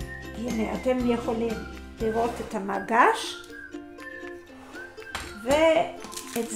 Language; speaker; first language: Hebrew; non-native, fluent; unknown